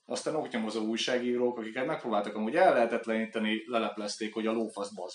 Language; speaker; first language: Hungarian; native; Hungarian